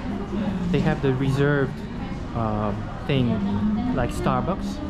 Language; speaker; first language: English; non-native, fluent; Korean